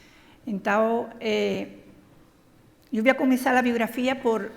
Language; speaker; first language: Portuguese; non-native, fluent; Spanish